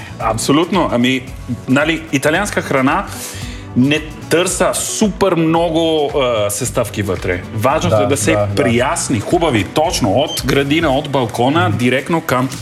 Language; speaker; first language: Bulgarian; non-native, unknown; Italian